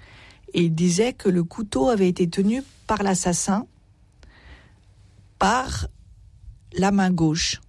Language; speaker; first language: French; native; French